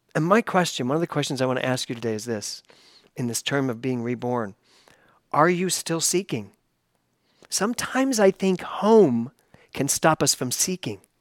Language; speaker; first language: English; native; English